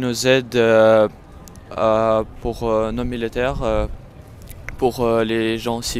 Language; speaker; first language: French; non-native, learner; Ukrainian